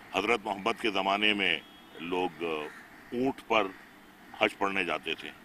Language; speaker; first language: Hindi; native; Hindi